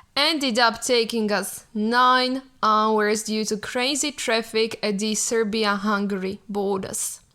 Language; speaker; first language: English; non-native, fluent; Slovak